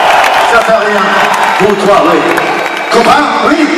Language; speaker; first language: French; non-native, learner; English